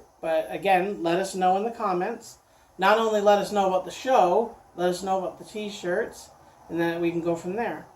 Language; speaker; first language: English; native; English